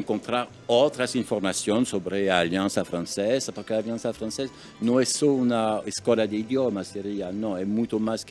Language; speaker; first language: Portuguese; non-native, learner; French